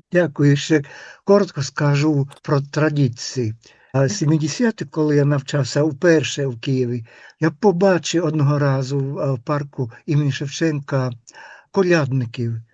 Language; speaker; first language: Ukrainian; non-native, fluent; Finnish